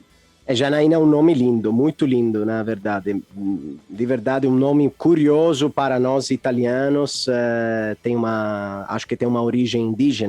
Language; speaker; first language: Portuguese; non-native, fluent; Italian